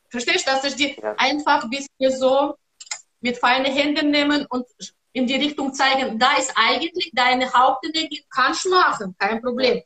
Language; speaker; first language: German; non-native, learner; Russian